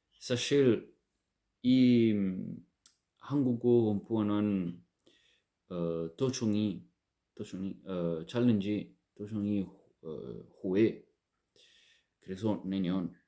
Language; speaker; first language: Korean; non-native, learner; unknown